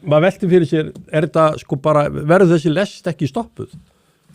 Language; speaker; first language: Icelandic; native; Icelandic